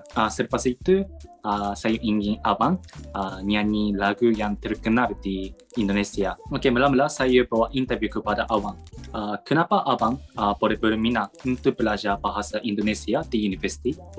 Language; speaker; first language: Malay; non-native, learner; Japanese